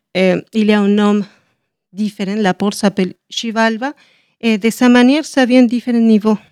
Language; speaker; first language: French; non-native, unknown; Spanish